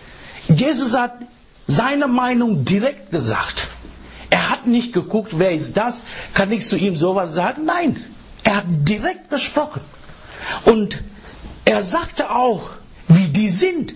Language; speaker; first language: German; non-native, fluent; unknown